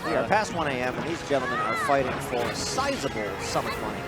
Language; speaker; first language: English; native; English